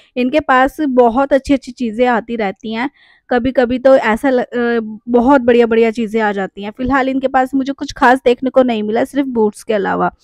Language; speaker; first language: Hindi; native; Hindi